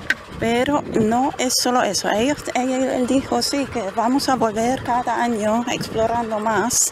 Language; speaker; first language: Spanish; non-native, fluent; German